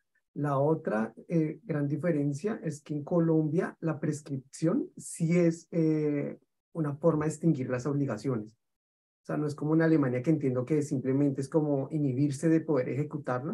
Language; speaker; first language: Spanish; native; Spanish